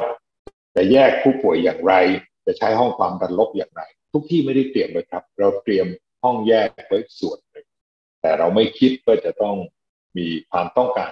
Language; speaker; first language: Thai; native; Thai